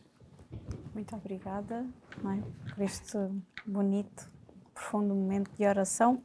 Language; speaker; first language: Portuguese; native; Portuguese